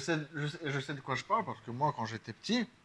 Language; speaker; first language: French; native; French